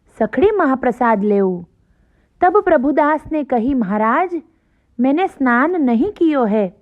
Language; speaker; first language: Hindi; non-native, local second language; Gujarati